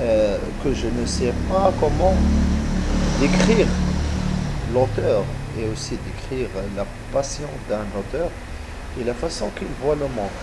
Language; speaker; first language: French; non-native, local second language; Arabic